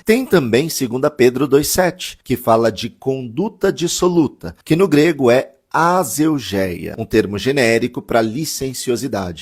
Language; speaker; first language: Portuguese; native; Portuguese